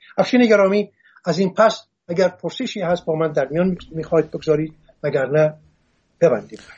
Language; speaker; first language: Persian; non-native, local second language; Assyrian Neo-Aramaic